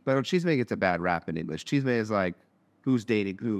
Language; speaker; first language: English; native; English